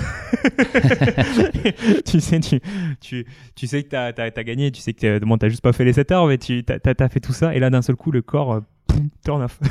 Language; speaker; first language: French; native; French